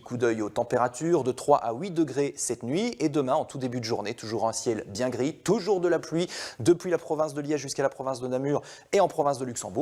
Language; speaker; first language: French; native; French